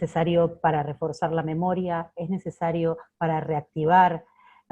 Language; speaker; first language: Spanish; native; Spanish